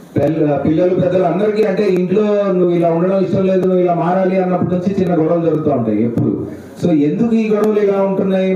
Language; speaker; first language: Telugu; native; Telugu